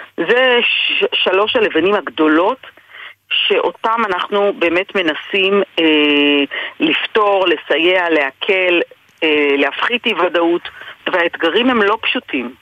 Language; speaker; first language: Hebrew; native; Hebrew